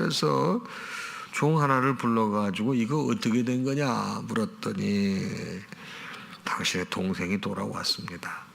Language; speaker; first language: Korean; native; Korean